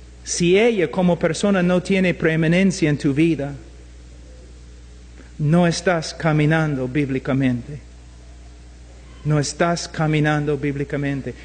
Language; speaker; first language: Spanish; non-native, fluent; English